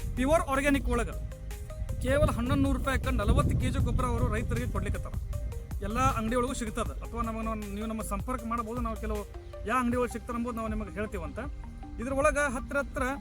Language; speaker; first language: Kannada; native; Kannada